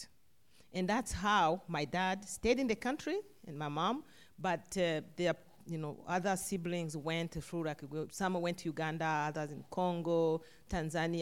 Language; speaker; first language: English; non-native, local second language; Kinyarwanda